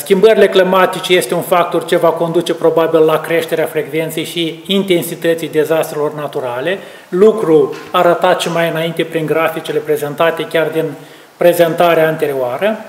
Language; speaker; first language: Romanian; native; Romanian